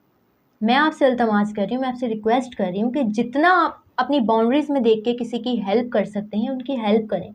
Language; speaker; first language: Urdu; native; Urdu